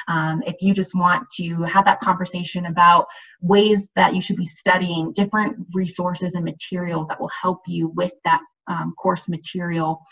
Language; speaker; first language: English; native; English